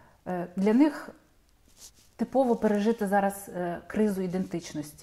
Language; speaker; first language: Ukrainian; native; Ukrainian